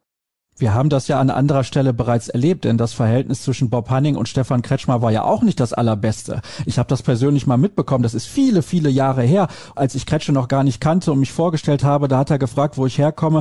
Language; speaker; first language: German; native; German